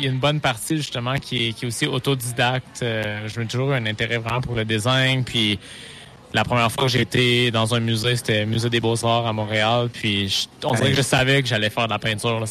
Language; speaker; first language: French; native; French